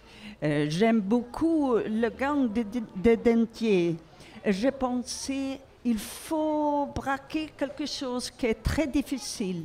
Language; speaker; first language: French; non-native, learner; Swedish